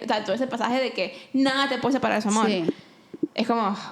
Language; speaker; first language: Spanish; native; Spanish